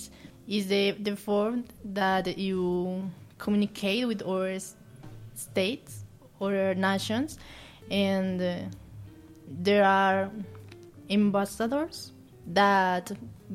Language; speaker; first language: English; non-native, learner; Spanish